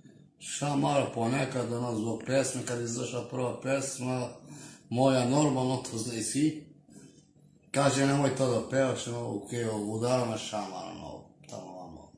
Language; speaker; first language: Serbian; non-native, local second language; Romany